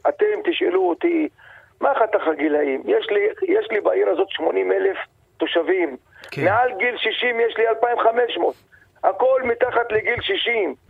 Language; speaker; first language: Hebrew; non-native, local second language; Arabic